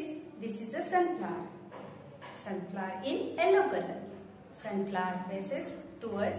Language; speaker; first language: English; non-native, local second language; Marathi